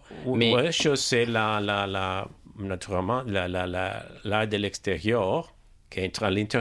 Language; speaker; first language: French; non-native, learner; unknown